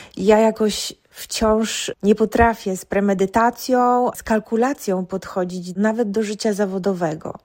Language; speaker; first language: Polish; native; Polish